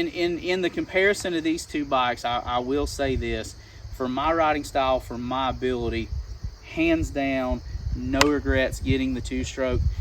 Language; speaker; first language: English; native; English